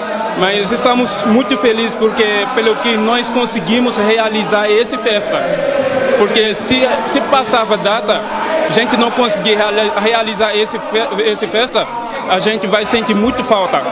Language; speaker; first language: Portuguese; non-native, fluent; Wolof